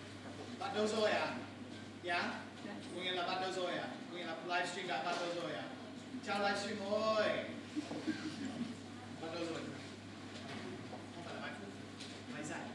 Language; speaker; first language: Vietnamese; non-native, fluent; English